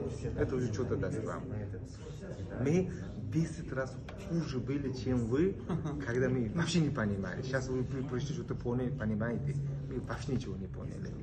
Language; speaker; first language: Russian; non-native, local second language; Uzbek